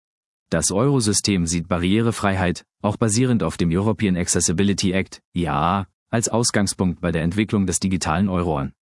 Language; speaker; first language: German; native; German